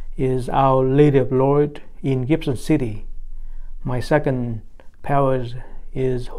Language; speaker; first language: English; non-native, fluent; Vietnamese